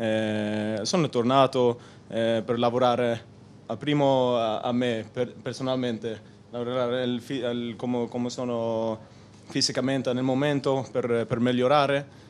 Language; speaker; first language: Italian; non-native, learner; Spanish